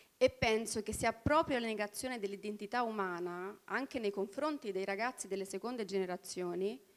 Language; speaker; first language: Italian; early bilingual, other home language; Albanian